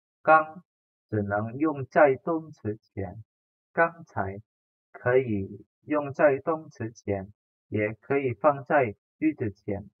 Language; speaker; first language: Chinese; non-native, fluent; Indonesian